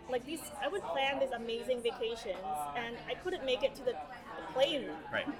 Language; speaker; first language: English; early bilingual, other home language; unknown